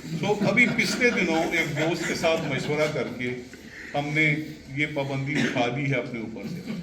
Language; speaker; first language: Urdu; non-native, local second language; Punjabi